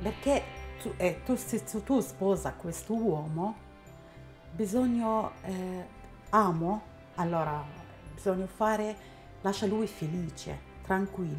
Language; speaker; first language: Italian; non-native, learner; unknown